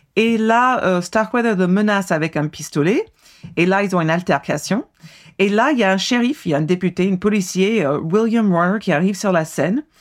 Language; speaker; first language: French; non-native, fluent; English